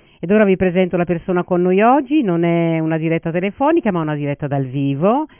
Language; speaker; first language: Italian; native; Italian